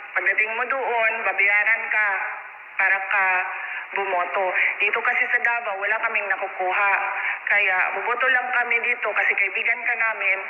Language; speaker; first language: Filipino; non-native, local second language; Cebuano